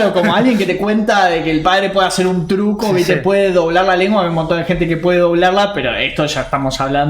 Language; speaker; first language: Spanish; native; Spanish